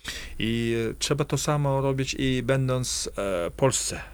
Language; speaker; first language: Polish; non-native, fluent; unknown